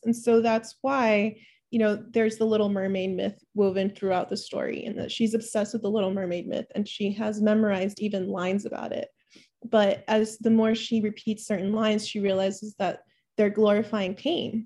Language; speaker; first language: English; early bilingual, other home language; Spanish